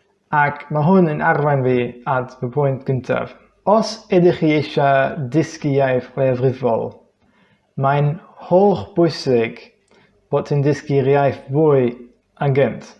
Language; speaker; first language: Welsh; non-native, fluent; English